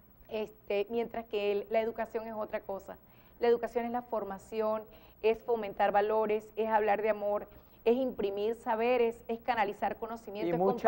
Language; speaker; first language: Spanish; native; Spanish